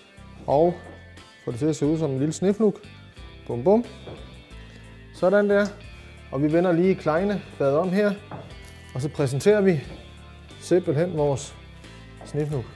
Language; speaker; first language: Danish; native; Danish